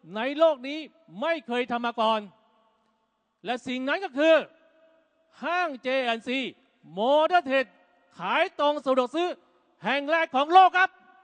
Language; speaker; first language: Thai; native; Thai